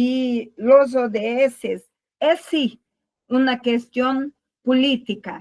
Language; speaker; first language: Spanish; non-native, learner; Portuguese